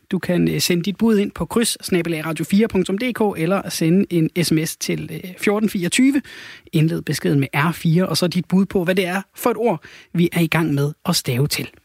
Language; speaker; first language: Danish; native; Danish